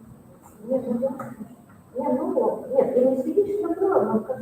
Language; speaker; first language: Russian; non-native, local second language; Kazakh